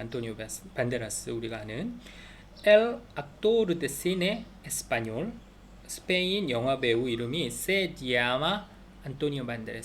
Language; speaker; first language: Spanish; non-native, learner; Korean